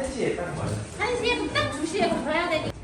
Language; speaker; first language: Korean; non-native, learner; Thai